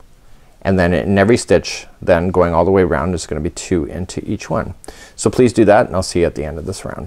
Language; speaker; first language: English; native; English